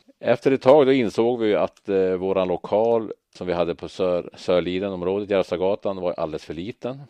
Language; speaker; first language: Swedish; native; Swedish